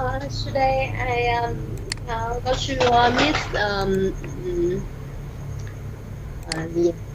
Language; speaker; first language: English; non-native, learner; Vietnamese